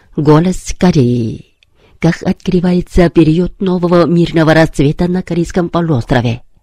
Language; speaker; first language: Russian; non-native, fluent; Korean